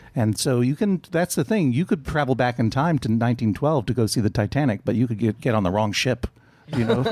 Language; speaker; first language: English; native; English